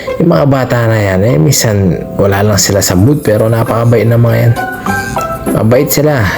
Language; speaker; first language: Filipino; non-native, local second language; Pampanga